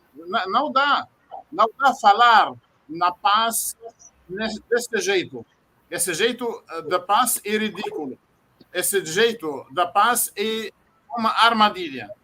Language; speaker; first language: Portuguese; non-native, fluent; Arabic